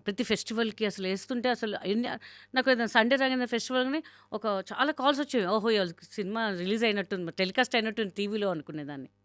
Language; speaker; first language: Telugu; non-native, local second language; Hindi